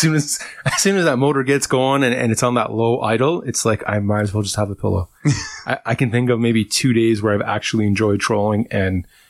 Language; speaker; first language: English; native; English